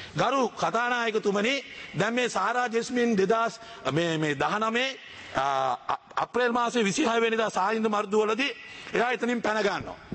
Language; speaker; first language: Sinhala; non-native, local second language; Tamil